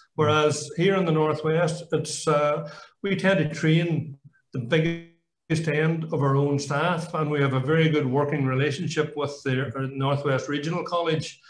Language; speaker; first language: English; native; English